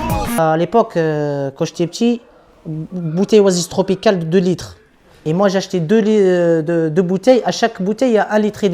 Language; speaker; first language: French; non-native, local second language; Arabic